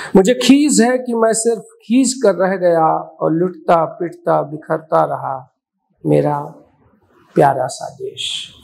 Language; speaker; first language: Hindi; non-native, local second language; Maithili